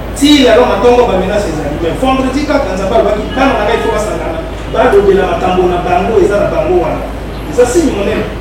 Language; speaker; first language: Lingala; native; Lingala